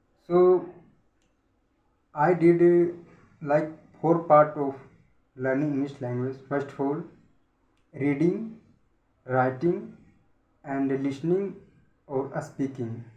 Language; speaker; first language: English; non-native, learner; Hindi